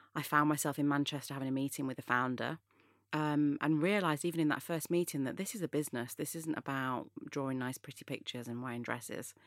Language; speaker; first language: English; native; English